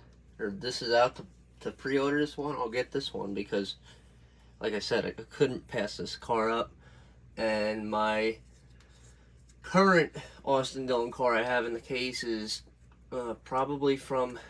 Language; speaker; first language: English; native; English